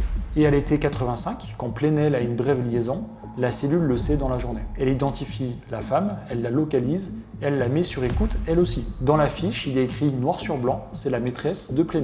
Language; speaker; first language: French; native; French